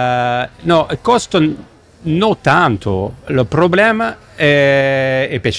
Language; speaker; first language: Italian; non-native, learner; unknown